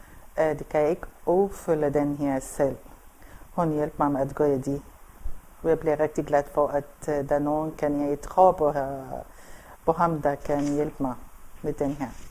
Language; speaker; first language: Danish; non-native, learner; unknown